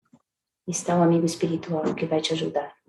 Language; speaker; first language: Portuguese; native; Portuguese